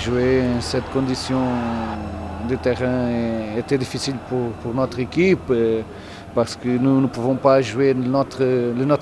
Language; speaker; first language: French; non-native, learner; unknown